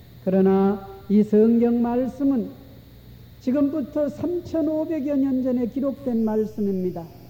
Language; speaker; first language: Korean; native; Korean